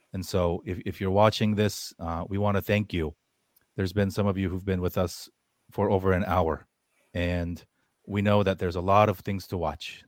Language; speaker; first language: English; early bilingual, other home language; Korean